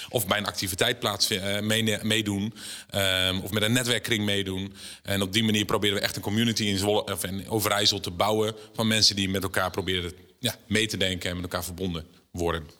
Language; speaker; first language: Dutch; native; Dutch